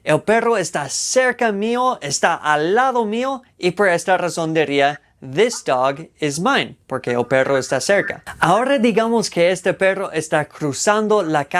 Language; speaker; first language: Spanish; non-native, fluent; English